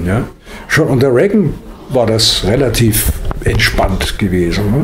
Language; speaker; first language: German; native; German